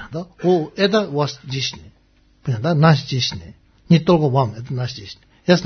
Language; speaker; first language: Russian; non-native, learner; Tibetan